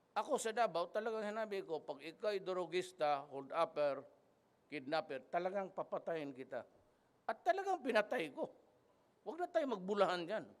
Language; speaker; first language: Filipino; non-native, local second language; Cebuano